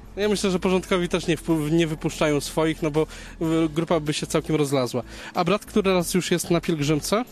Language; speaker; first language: Polish; native; Polish